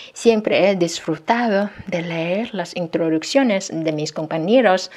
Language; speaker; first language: Spanish; non-native, fluent; Chinese